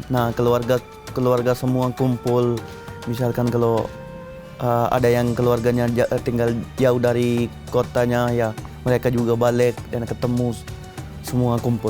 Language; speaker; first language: Indonesian; non-native, learner; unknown